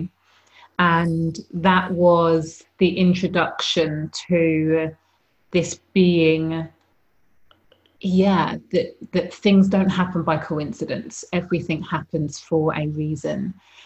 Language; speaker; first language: English; native; English